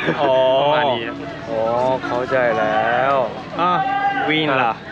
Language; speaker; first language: Thai; non-native, fluent; Japanese